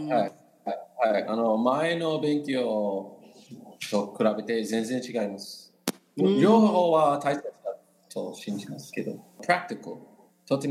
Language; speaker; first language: Japanese; non-native, learner; English